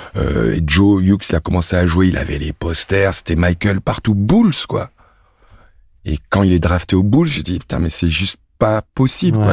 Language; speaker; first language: French; native; French